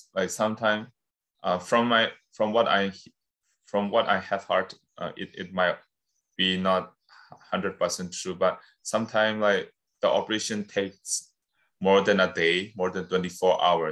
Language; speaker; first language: English; non-native, fluent; Burmese